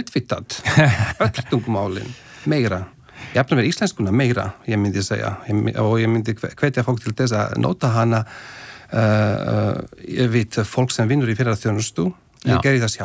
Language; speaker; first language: Icelandic; non-native, fluent; Slovak